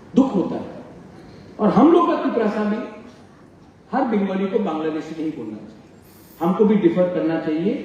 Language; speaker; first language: Hindi; non-native, local second language; Bangla